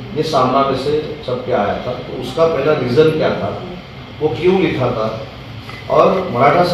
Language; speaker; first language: Hindi; non-native, local second language; Marathi